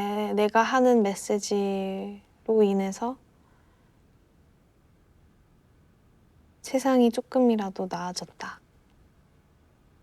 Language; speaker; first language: Korean; non-native, fluent; Japanese